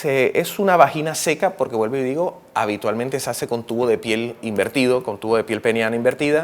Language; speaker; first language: Spanish; native; Spanish